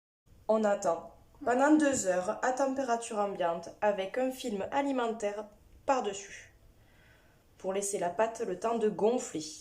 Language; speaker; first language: French; native; French